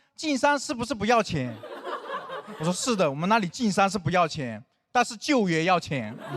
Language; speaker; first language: Chinese; non-native, local second language; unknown